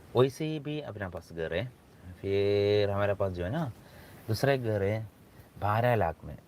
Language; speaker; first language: Hindi; non-native, local second language; Malayalam